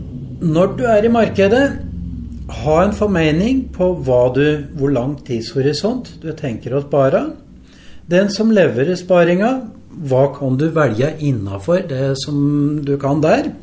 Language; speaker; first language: Norwegian; native; Norwegian